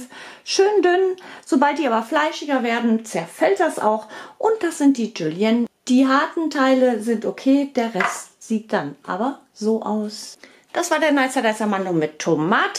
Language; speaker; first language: German; native; German